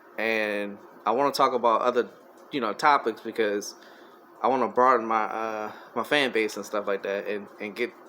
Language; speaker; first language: English; native; English